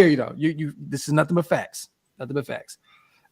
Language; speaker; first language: English; native; English